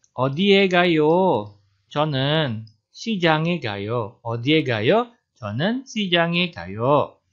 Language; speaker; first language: Korean; non-native, fluent; Indonesian